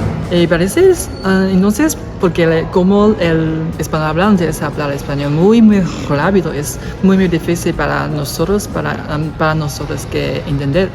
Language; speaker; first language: Spanish; non-native, learner; Chinese